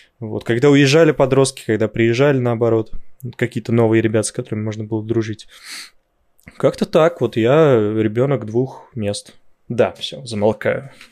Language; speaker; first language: Russian; native; Russian